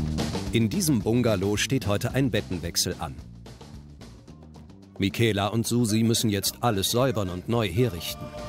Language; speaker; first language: German; native; German